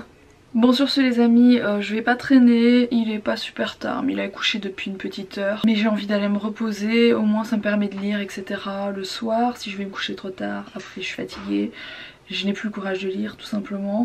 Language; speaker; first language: French; native; French